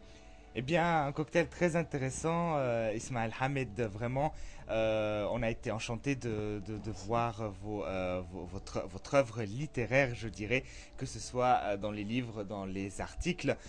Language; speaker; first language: French; native; French